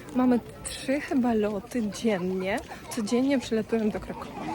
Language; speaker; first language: Polish; non-native, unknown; Russian